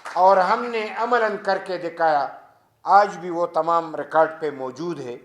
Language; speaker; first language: Urdu; non-native, local second language; Pashto